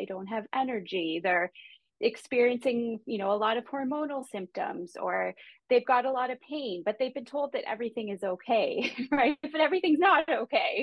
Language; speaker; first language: English; native; English